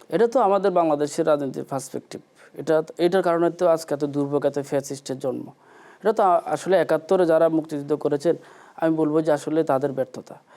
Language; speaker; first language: Bangla; native; Bangla